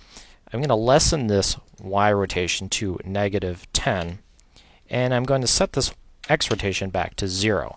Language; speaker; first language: English; native; English